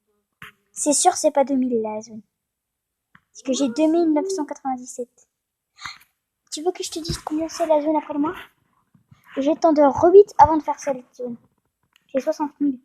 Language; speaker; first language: French; native; French